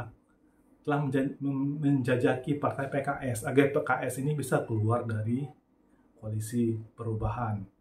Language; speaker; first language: Indonesian; native; Indonesian